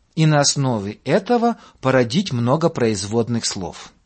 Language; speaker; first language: Russian; non-native, fluent; Latvian